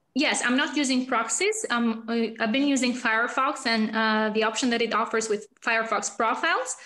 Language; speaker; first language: English; non-native, fluent; Albanian